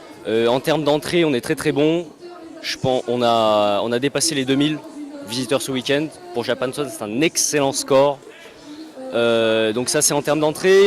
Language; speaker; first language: French; native; French